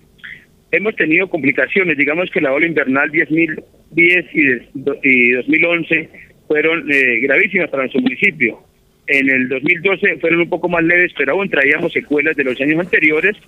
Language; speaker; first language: Spanish; native; Spanish